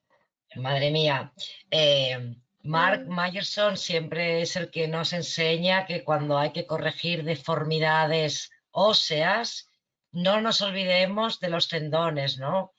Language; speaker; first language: Spanish; native; Spanish